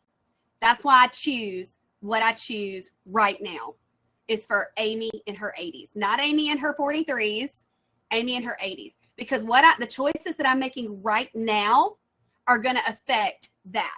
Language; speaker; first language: English; native; English